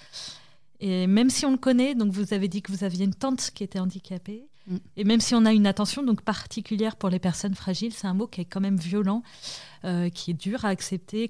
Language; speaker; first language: French; native; French